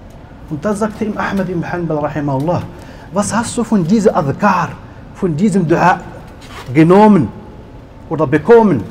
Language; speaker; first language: German; non-native, learner; Arabic